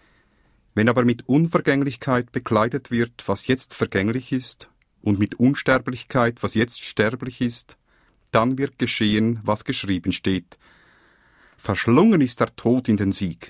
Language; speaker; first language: German; native; German